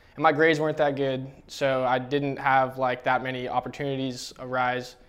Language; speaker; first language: English; native; English